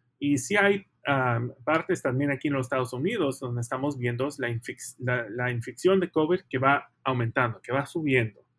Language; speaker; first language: Spanish; early bilingual, heritage; Spanish